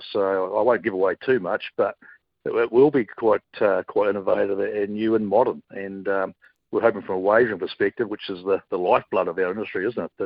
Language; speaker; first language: English; native; English